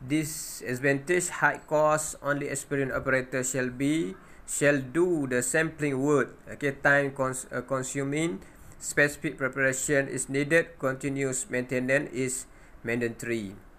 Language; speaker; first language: English; non-native, local second language; Malay